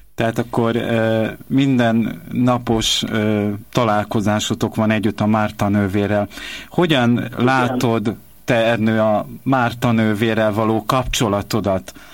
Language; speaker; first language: Hungarian; native; Hungarian